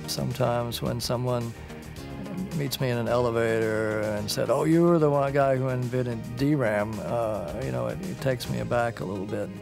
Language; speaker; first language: English; native; English